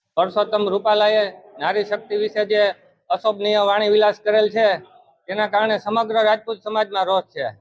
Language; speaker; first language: Gujarati; native; Gujarati